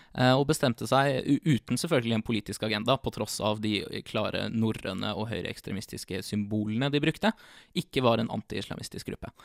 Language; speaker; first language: Norwegian; native; Norwegian